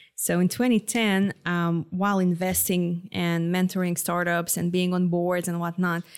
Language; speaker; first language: English; non-native, fluent; Hebrew